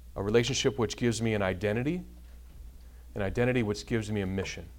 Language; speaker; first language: English; native; English